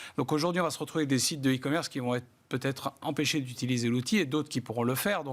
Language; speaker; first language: French; native; French